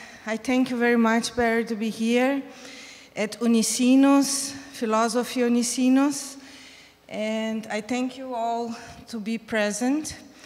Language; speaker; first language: English; non-native, fluent; Portuguese